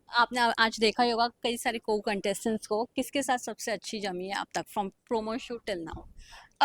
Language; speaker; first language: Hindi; native; Hindi